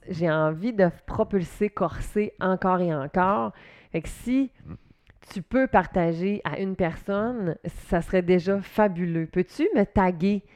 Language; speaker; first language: French; native; French